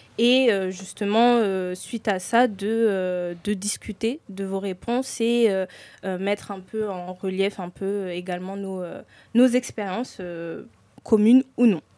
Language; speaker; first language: French; native; French